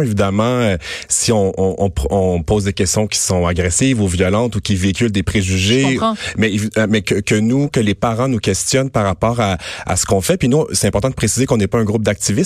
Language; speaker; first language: French; native; French